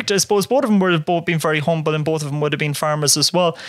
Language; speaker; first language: English; native; English